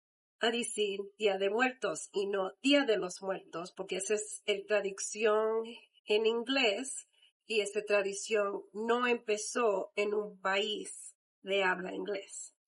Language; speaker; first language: Spanish; early bilingual, heritage; Spanish